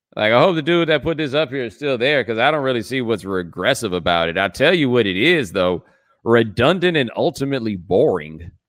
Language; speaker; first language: English; native; English